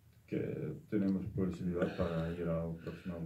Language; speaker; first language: Spanish; non-native, learner; Dutch